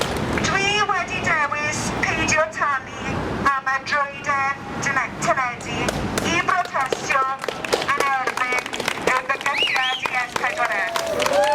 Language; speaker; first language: Welsh; non-native, local second language; English